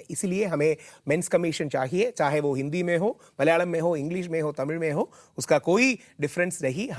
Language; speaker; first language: Hindi; non-native, local second language; Malayalam